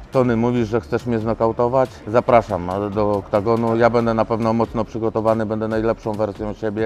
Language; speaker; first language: Polish; native; Polish